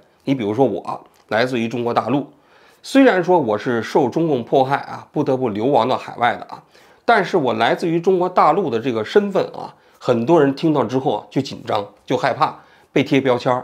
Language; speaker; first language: Chinese; native; Chinese